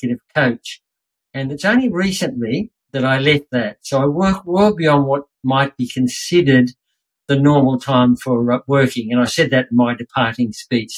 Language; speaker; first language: English; native; English